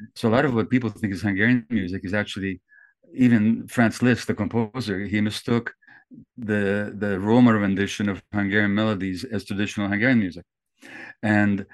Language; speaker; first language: English; early bilingual, other home language; Hungarian